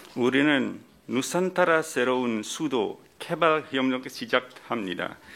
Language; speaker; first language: Korean; non-native, fluent; Indonesian